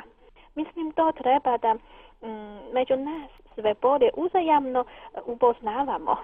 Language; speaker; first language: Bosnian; non-native, learner; Chinese